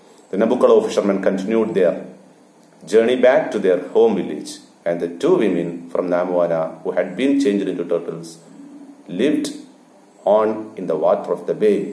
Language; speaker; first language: English; non-native, local second language; Malayalam